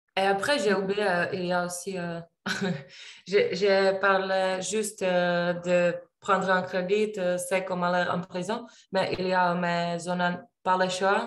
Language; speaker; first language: French; non-native, learner; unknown